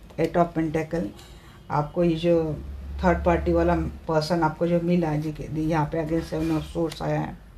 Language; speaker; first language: Hindi; non-native, local second language; Marathi